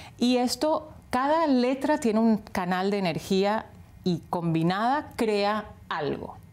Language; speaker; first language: Spanish; native; Spanish